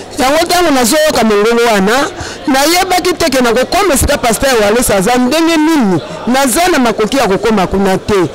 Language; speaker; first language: Lingala; native; Lingala